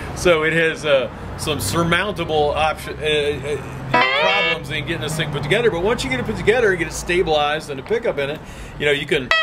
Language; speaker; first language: English; native; English